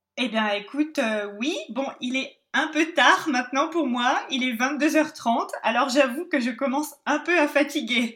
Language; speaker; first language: French; native; French